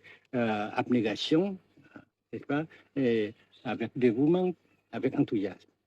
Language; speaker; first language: French; non-native, fluent; Vietnamese